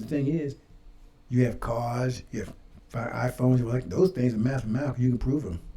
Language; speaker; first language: English; native; English